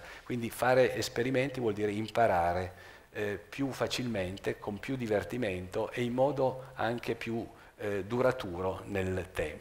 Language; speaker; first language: Italian; native; Italian